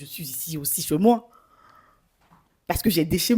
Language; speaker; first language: French; non-native, local second language; Bambara